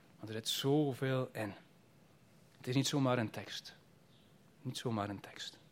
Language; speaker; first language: Dutch; native; Dutch